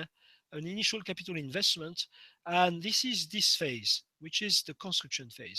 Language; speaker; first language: English; non-native, fluent; French